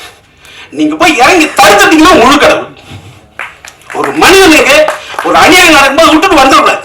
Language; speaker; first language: Tamil; native; Tamil